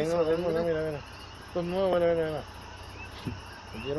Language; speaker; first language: Spanish; native; Spanish